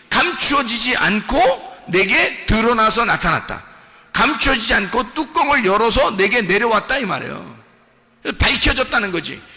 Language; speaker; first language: Korean; native; Korean